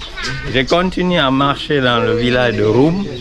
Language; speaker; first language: French; non-native, local second language; Susu